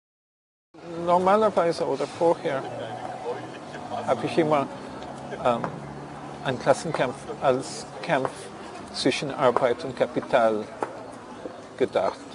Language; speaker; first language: German; non-native, fluent; English